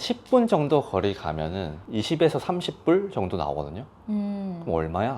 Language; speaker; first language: Korean; non-native, local second language; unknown